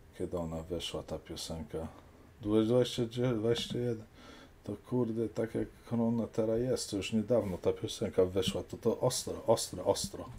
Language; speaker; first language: Polish; early bilingual, heritage; Polish